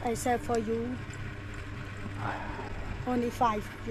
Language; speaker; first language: English; non-native, learner; Khmer